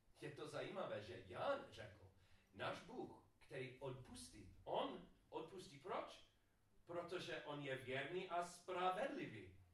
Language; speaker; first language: Czech; non-native, learner; English